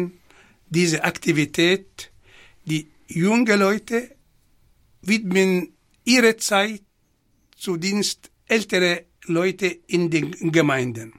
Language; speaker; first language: German; non-native, fluent; Arabic